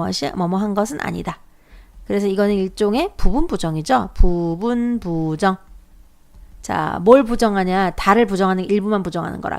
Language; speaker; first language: Korean; native; Korean